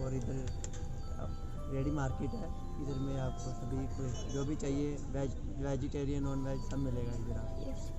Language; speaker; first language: Hindi; non-native, local second language; Punjabi